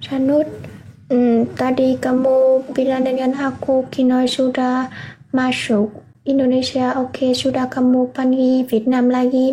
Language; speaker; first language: Indonesian; non-native, learner; Vietnamese